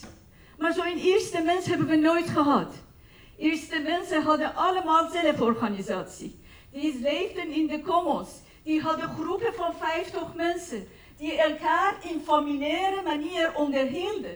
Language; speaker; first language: Dutch; non-native, fluent; Persian